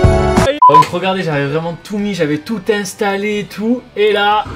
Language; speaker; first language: French; native; French